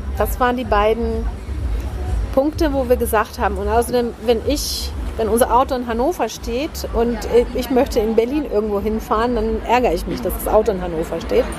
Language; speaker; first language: German; early bilingual, heritage; German